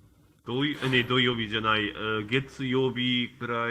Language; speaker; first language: Japanese; non-native, learner; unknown